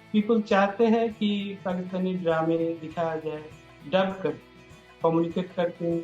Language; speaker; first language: Hindi; non-native, learner; Bangla